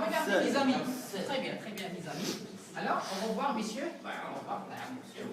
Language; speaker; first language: French; non-native, local second language; Arabic